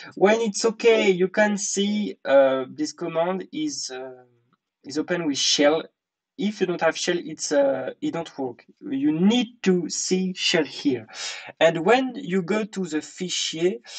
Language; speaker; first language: English; non-native, learner; French